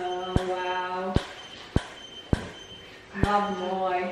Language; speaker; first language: Dutch; native; Dutch